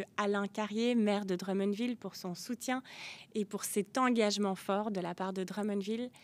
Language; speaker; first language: French; native; French